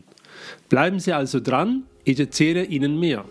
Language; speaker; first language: German; non-native, fluent; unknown